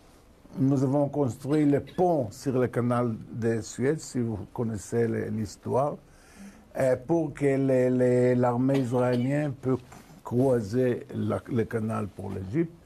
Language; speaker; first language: French; non-native, learner; Hebrew